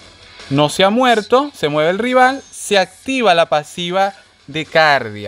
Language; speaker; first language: Spanish; native; Spanish